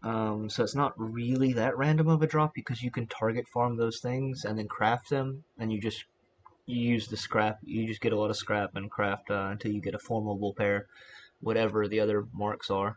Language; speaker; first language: English; native; English